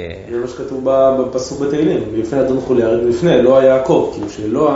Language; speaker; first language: Hebrew; native; Hebrew